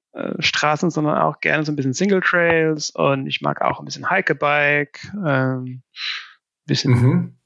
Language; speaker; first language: German; non-native, fluent; Swedish